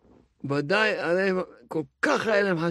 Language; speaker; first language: Hebrew; non-native, fluent; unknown